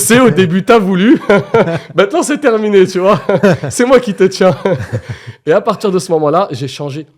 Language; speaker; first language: French; native; French